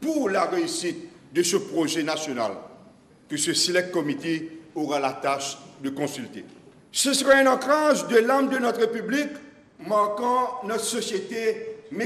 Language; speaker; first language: French; non-native, local second language; Morisyen